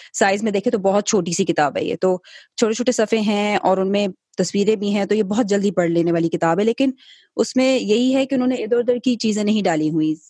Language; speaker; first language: Urdu; native; Urdu